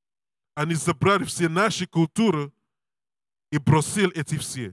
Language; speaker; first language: Russian; non-native, learner; English